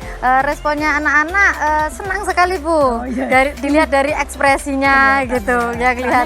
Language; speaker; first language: Indonesian; native; Indonesian